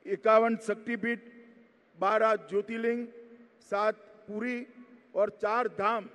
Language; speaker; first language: Hindi; non-native, local second language; Gujarati